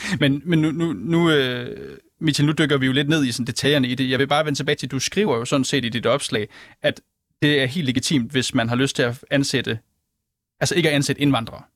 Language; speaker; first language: Danish; native; Danish